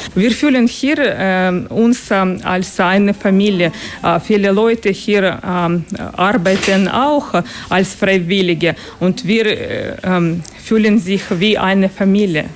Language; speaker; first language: German; non-native, learner; Ukrainian